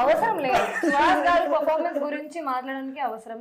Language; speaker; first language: Telugu; non-native, local second language; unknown